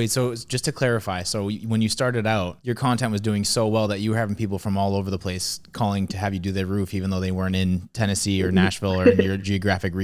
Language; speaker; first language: English; native; English